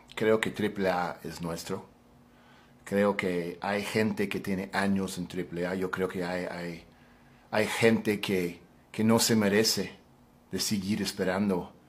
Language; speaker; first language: Spanish; non-native, fluent; English